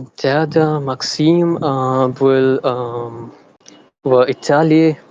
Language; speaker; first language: Russian; non-native, learner; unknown